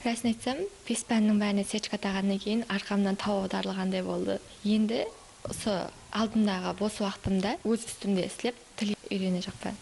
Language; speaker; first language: Uzbek; non-native, local second language; Kara-Kalpak